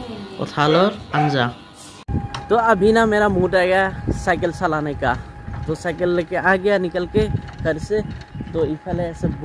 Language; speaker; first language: Hindi; non-native, local second language; Assamese